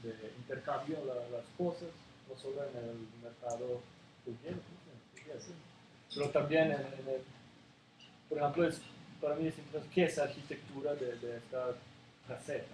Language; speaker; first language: Spanish; non-native, learner; Serbian